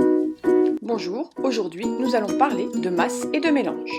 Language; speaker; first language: French; native; French